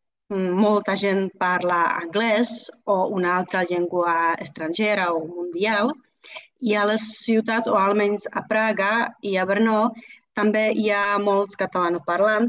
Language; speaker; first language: Catalan; non-native, fluent; Czech